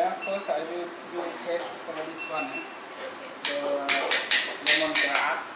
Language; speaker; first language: English; non-native, learner; Thai